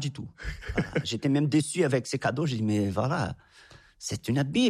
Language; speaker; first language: French; non-native, fluent; Portuguese